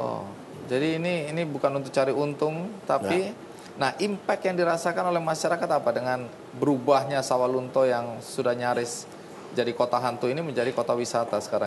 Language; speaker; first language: Indonesian; native; Indonesian